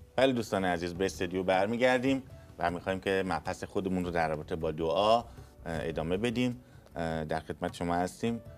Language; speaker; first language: Persian; native; Persian